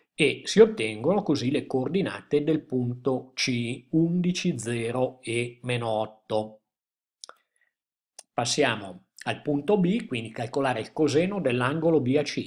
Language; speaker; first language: Italian; native; Italian